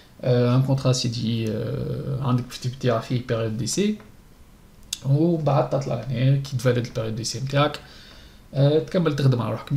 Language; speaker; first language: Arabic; native; Arabic